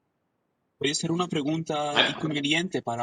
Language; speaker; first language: Spanish; non-native, fluent; Serbian